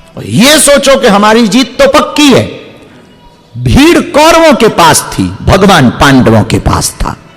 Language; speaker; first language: Hindi; native; Hindi